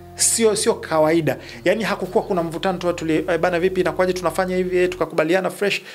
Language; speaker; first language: Swahili; native; Swahili